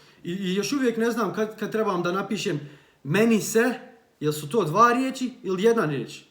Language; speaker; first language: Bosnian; early bilingual, heritage; Bosnian